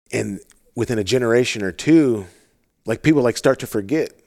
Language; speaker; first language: English; native; English